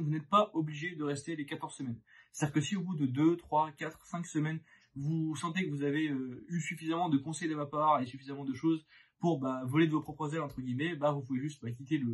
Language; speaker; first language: French; native; French